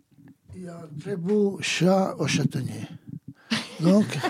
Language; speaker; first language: French; non-native, fluent; Portuguese